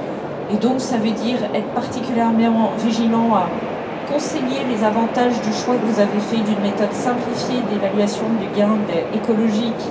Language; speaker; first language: French; native; French